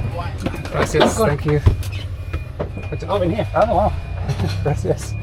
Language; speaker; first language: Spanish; non-native, learner; English